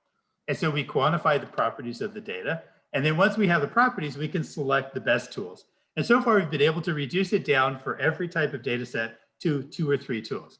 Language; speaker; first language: English; native; English